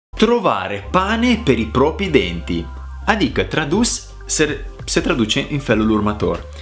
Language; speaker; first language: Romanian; non-native, fluent; Italian